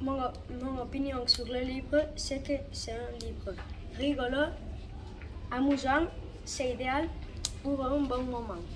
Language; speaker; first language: French; non-native, learner; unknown